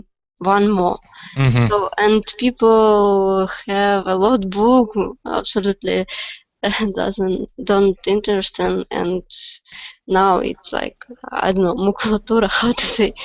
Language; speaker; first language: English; non-native, learner; Russian